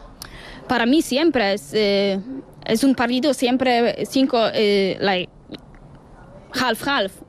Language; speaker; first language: Spanish; non-native, learner; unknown